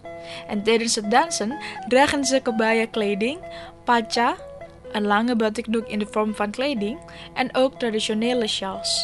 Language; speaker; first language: Dutch; non-native, fluent; Indonesian